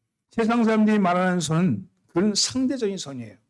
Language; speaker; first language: Korean; native; Korean